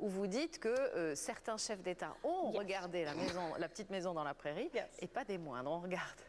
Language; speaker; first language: French; native; French